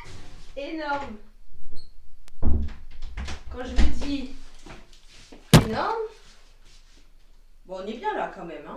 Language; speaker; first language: French; native; French